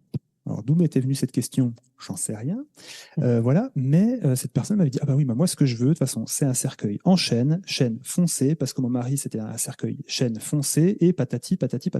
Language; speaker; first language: French; native; French